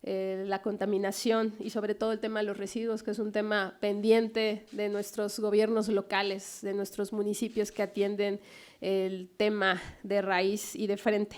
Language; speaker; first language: Spanish; native; Spanish